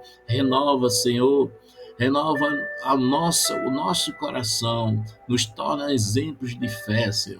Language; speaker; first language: Portuguese; native; Portuguese